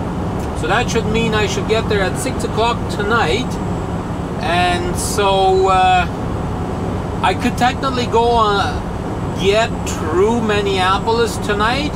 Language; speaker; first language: English; native; English